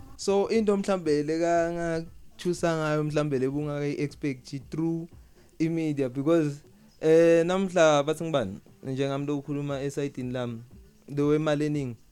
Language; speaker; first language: Zulu; non-native, local second language; Swati